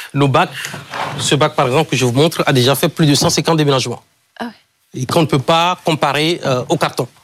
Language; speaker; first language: French; non-native, local second language; Ewe